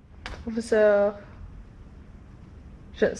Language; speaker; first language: French; non-native, learner; Swedish